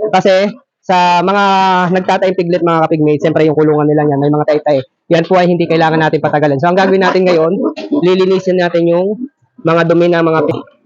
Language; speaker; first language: Filipino; native; Filipino